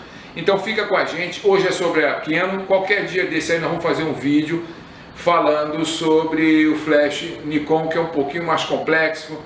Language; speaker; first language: Portuguese; native; Portuguese